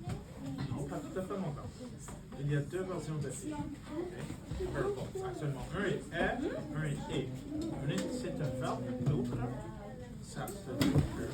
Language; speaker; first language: French; non-native, local second language; English